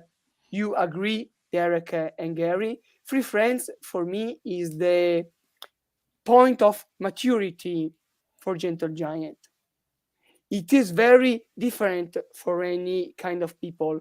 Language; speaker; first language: English; non-native, learner; Italian